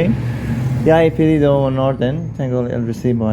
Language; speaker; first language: Spanish; non-native, learner; English